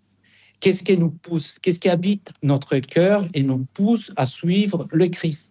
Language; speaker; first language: French; non-native, fluent; Spanish